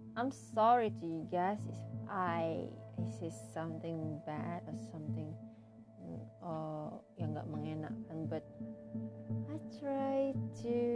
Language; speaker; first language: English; non-native, learner; Indonesian